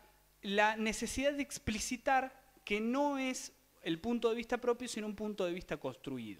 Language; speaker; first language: Spanish; native; Spanish